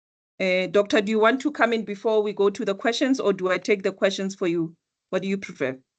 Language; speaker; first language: English; non-native, local second language; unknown